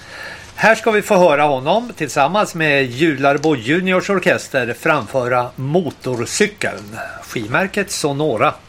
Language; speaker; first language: Swedish; native; Swedish